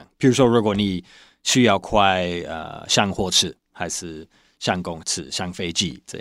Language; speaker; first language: Chinese; non-native, fluent; English